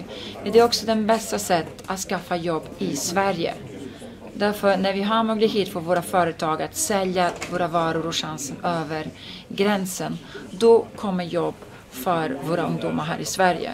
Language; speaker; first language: Swedish; non-native, fluent; Italian